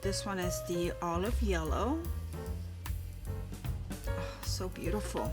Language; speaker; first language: English; native; English